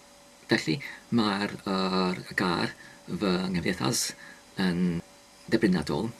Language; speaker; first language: Welsh; non-native, learner; English